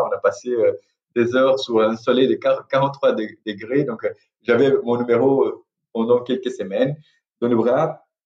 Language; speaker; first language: French; non-native, fluent; Portuguese